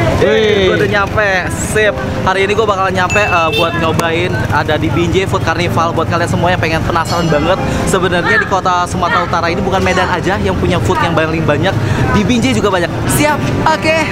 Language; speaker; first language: Indonesian; native; Indonesian